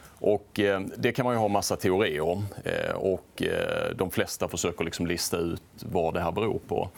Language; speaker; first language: Swedish; native; Swedish